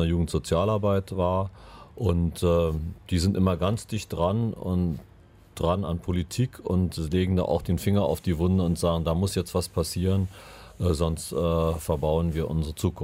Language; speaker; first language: German; native; German